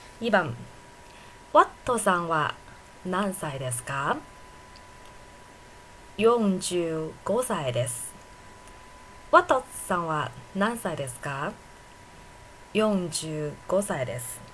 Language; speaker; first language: Japanese; non-native, fluent; Chinese